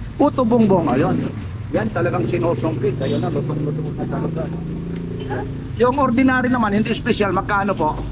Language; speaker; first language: Filipino; native; Filipino